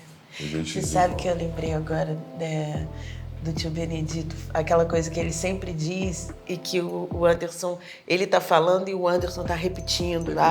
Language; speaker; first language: Portuguese; native; Portuguese